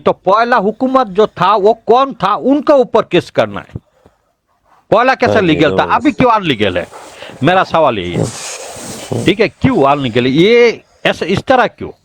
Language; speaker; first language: Hindi; non-native, learner; Bangla